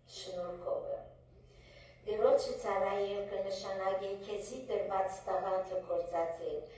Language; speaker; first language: Armenian; early bilingual, heritage; Armenian